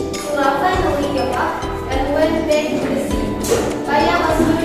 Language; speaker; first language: English; non-native, fluent; Indonesian